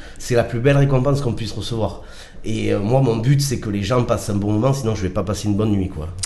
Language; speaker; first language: French; native; French